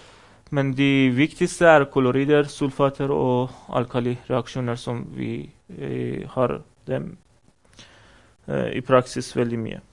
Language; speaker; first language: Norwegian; non-native, fluent; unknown